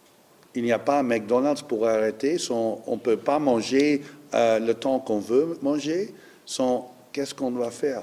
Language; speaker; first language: French; non-native, learner; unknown